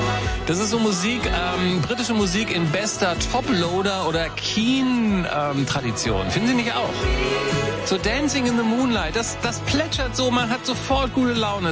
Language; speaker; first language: German; native; German